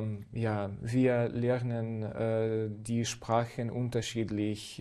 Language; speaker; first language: German; non-native, fluent; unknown